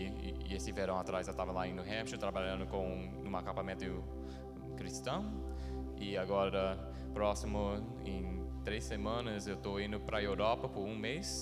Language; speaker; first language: Portuguese; early bilingual, heritage; Portuguese